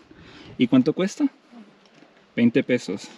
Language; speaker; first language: Spanish; non-native, learner; English